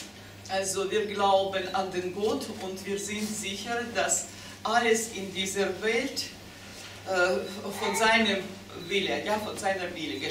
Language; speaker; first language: German; non-native, fluent; Russian